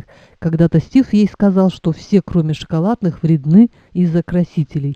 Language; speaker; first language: Russian; native; Russian